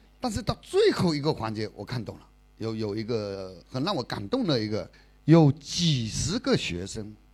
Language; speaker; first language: Chinese; native; Chinese